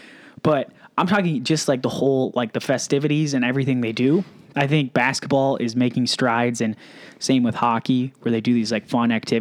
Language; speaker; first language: English; native; English